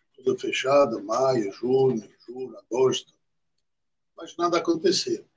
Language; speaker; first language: Portuguese; non-native, fluent; French